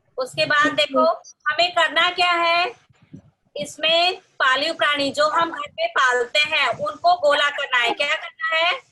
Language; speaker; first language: Hindi; native; Hindi